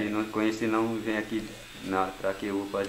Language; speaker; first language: Portuguese; non-native, local second language; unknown